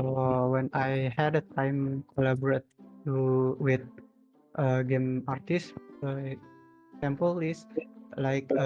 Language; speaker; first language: English; non-native, learner; Indonesian